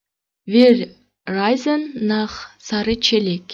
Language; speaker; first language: German; non-native, learner; Kyrgyz